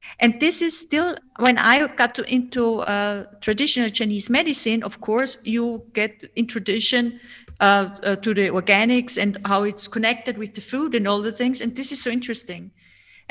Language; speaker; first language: English; non-native, fluent; German